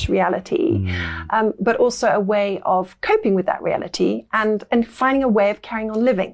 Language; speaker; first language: English; native; English